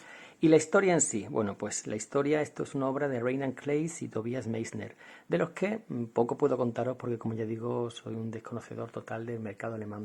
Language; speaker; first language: Spanish; native; Spanish